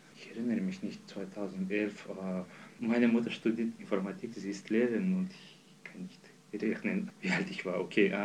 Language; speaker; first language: German; non-native, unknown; Azerbaijani